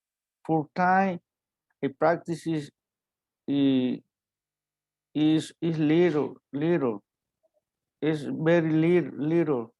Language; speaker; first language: English; non-native, learner; Spanish